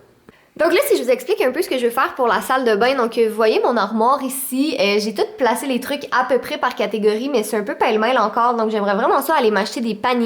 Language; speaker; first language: French; native; French